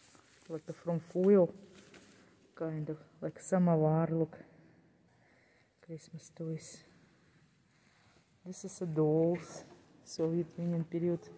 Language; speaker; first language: English; non-native, learner; Russian